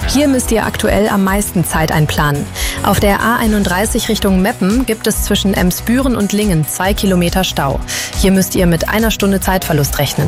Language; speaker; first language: German; native; German